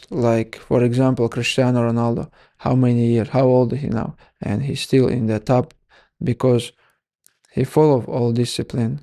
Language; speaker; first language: English; non-native, learner; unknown